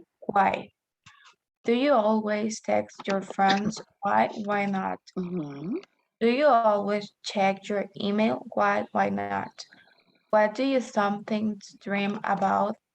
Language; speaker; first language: English; non-native, learner; Spanish